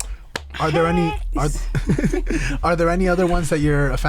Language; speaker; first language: English; native; English